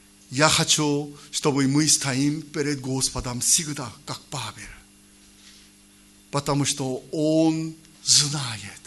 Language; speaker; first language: Russian; non-native, learner; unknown